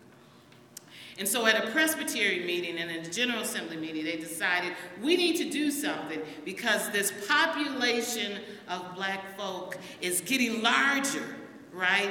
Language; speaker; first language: English; native; English